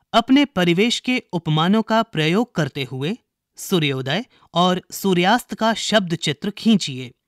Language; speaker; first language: Hindi; native; Hindi